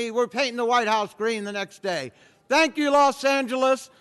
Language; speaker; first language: English; native; English